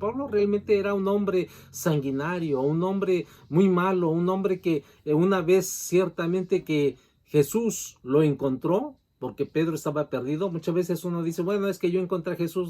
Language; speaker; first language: Spanish; native; Spanish